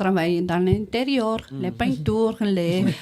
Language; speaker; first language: French; non-native, learner; Romanian